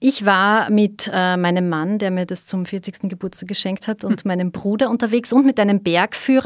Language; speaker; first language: German; native; German